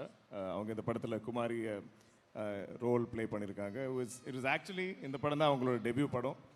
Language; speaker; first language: Tamil; non-native, local second language; Malayalam